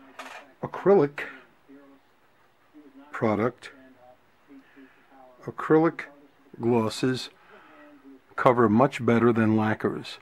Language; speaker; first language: English; native; English